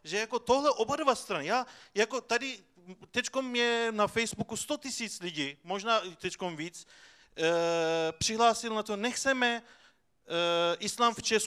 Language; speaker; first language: Czech; non-native, fluent; Turkish